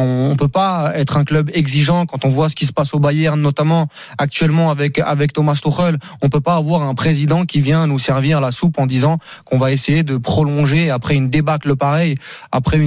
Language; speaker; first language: French; native; French